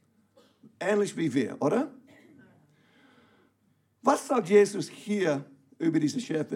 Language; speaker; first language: German; non-native, fluent; English